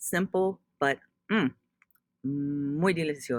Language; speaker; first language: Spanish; non-native, fluent; English